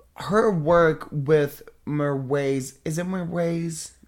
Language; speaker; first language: English; non-native, fluent; Italian